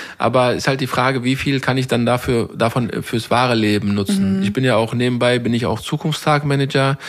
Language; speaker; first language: German; native; German